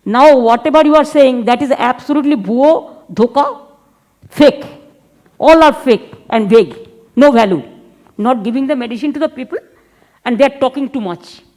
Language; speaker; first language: English; non-native, local second language; Bangla